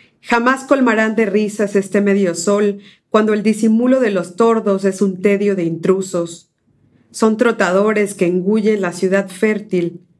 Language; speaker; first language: Spanish; native; Spanish